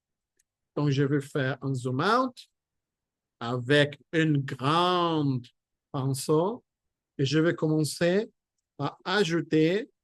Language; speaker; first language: French; non-native, fluent; Spanish